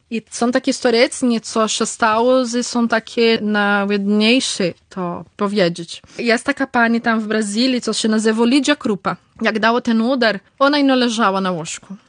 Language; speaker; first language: Polish; early bilingual, heritage; Polish